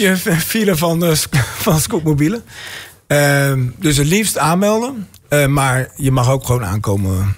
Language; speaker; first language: Dutch; native; Dutch